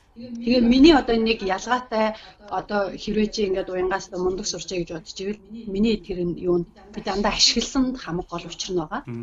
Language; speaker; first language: Mongolian; native; Mongolian